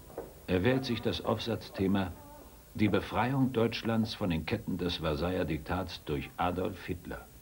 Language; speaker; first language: German; native; German